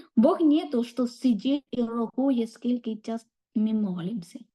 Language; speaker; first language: Ukrainian; non-native, learner; Malayalam